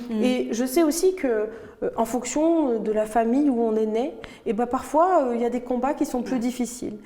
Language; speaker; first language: French; non-native, local second language; Arabic